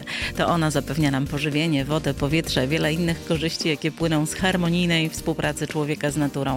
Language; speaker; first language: Polish; native; Polish